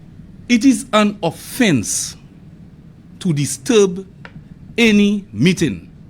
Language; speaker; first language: English; non-native, local second language; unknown